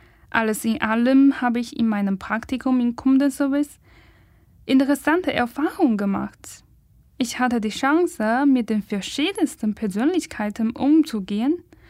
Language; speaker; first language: German; non-native, fluent; Chinese